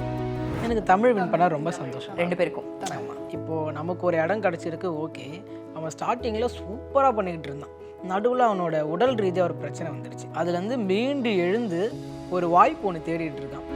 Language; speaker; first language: Tamil; native; Tamil